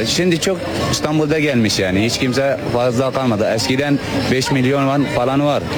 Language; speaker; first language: Turkish; non-native, learner; Arabic